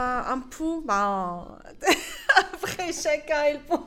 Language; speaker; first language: French; non-native, fluent; Arabic